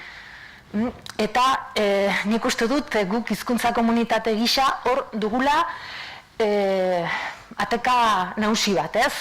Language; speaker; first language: Basque; native; Basque